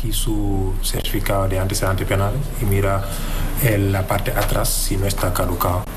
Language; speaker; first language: Spanish; non-native, fluent; Wolof